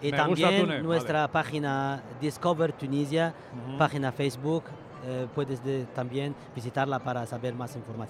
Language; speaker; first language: Spanish; non-native, fluent; Arabic